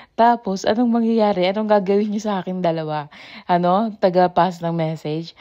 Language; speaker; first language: Filipino; native; Filipino